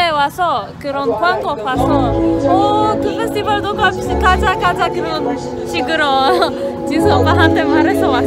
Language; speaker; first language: Korean; non-native, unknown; Polish